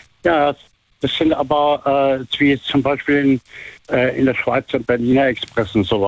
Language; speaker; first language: German; native; German